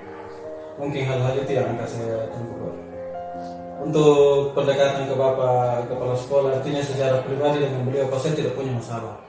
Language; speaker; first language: Indonesian; native; Indonesian